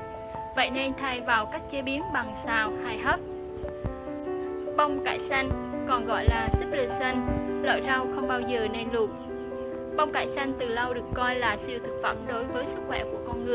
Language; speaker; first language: Vietnamese; native; Vietnamese